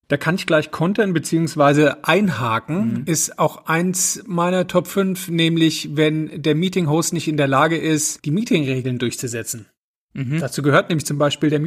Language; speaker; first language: German; native; German